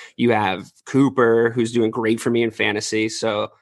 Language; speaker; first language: English; native; English